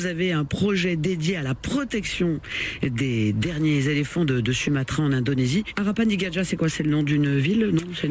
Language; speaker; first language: French; native; French